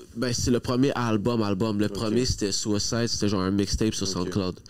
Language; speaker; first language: French; native; French